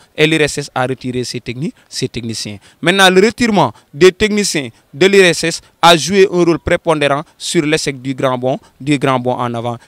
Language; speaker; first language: French; non-native, local second language; Wolof